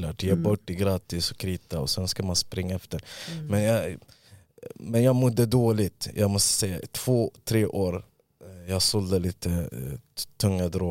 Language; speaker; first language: Swedish; early bilingual, other home language; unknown